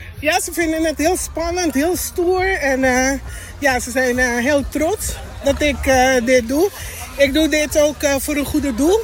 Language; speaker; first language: Dutch; non-native, local second language; Papiamento